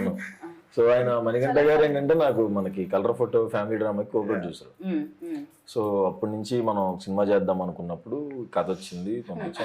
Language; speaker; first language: Telugu; native; Telugu